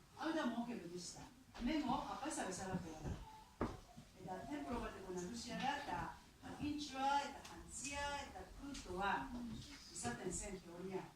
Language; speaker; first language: Basque; non-native, fluent; Japanese